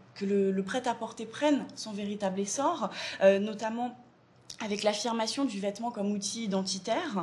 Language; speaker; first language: French; native; French